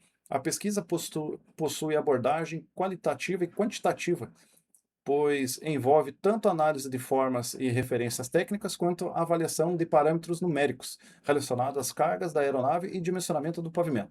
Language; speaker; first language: Portuguese; native; Portuguese